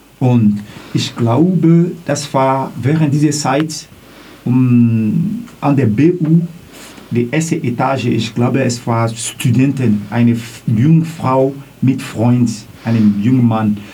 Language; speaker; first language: German; non-native, learner; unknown